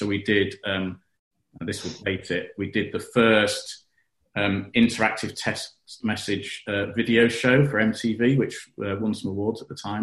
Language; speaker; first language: English; native; English